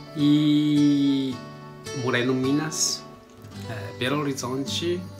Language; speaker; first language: Portuguese; non-native, learner; Japanese